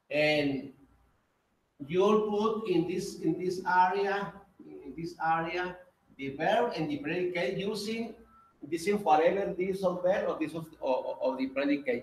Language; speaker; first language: English; non-native, learner; Spanish